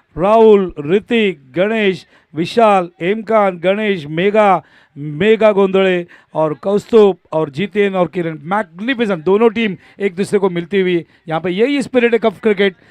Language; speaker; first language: Hindi; non-native, local second language; Marathi